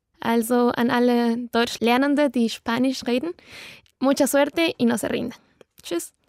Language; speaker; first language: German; non-native, learner; Spanish